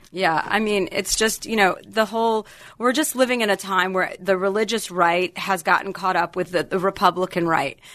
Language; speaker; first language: English; native; English